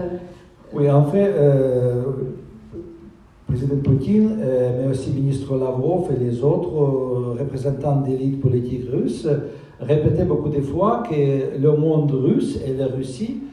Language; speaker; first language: French; non-native, fluent; Russian